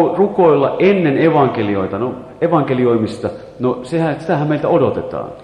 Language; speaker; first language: Finnish; native; Finnish